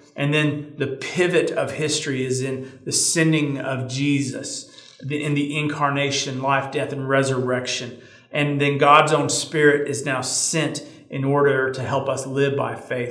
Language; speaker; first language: English; native; English